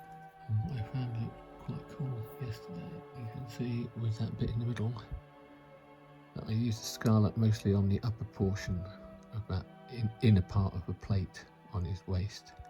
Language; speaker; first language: English; native; English